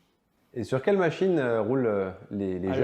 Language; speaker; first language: French; native; French